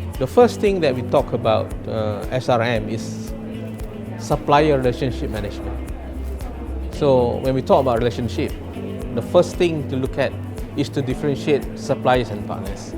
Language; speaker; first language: English; non-native, local second language; Malay